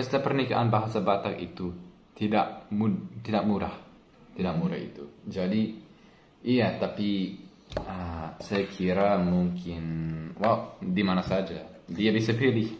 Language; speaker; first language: Indonesian; non-native, learner; English